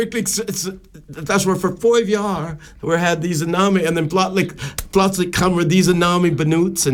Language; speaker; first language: German; non-native, learner; English